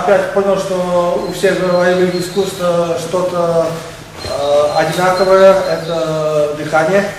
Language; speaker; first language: Russian; non-native, fluent; Slovak